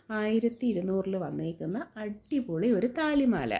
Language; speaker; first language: Malayalam; native; Malayalam